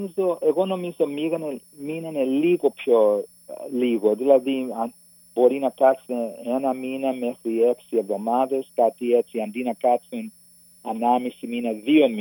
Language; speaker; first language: Greek; early bilingual, heritage; Greek